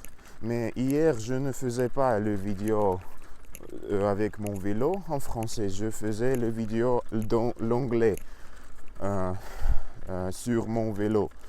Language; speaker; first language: French; non-native, learner; Russian